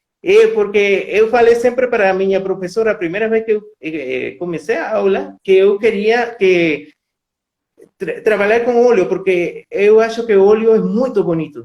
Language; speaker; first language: Portuguese; non-native, fluent; Spanish